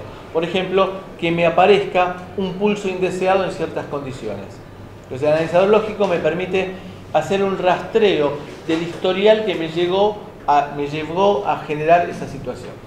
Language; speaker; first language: Spanish; native; Spanish